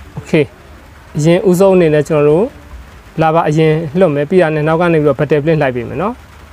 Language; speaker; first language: Burmese; native; Burmese